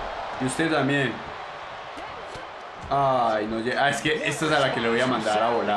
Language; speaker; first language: Spanish; native; Spanish